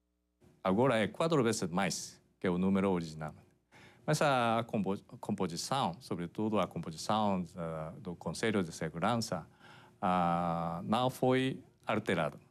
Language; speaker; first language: Portuguese; non-native, fluent; Japanese